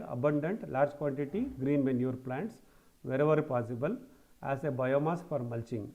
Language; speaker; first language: English; non-native, local second language; Kannada